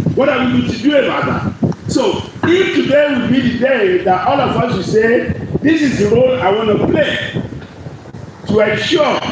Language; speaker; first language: English; non-native, local second language; Yoruba